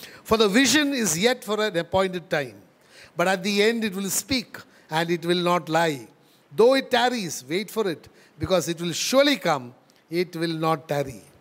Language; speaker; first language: English; non-native, local second language; Malayalam